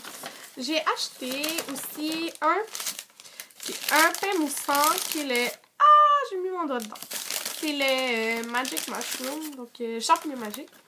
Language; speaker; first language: French; native; French